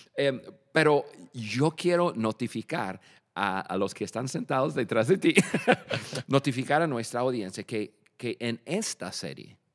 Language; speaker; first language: Spanish; non-native, fluent; English